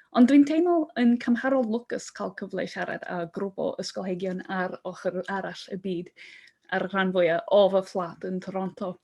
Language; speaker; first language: Welsh; non-native, fluent; English